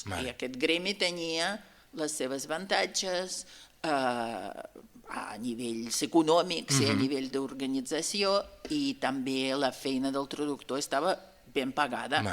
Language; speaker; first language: Catalan; non-native, fluent; Russian